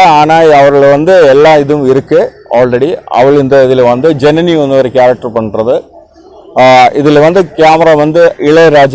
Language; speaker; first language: Tamil; non-native, learner; Malayalam